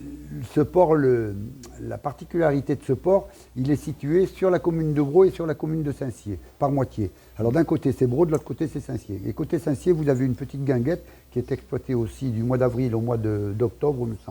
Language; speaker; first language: French; native; French